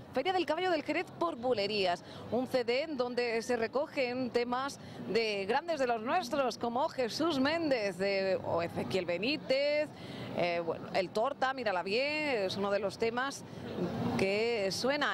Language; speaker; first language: Spanish; native; Spanish